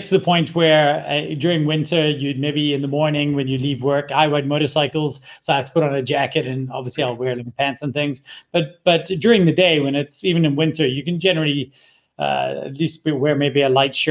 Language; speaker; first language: English; native; English